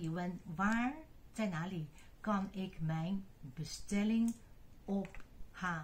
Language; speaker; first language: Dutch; non-native, fluent; Chinese